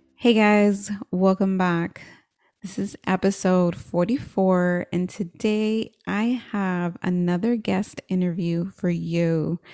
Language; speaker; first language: English; native; English